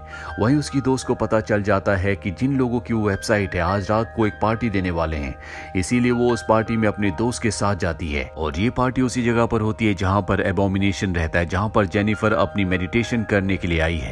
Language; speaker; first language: Hindi; native; Hindi